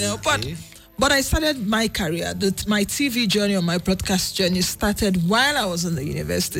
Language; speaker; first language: English; non-native, local second language; Igbo